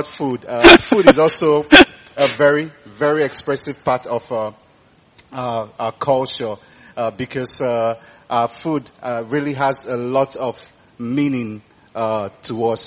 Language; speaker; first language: English; non-native, local second language; Igbo